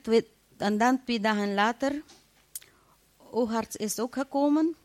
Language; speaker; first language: Dutch; non-native, fluent; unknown